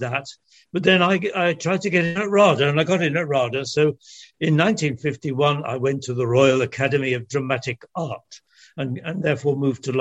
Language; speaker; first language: English; early bilingual, other home language; French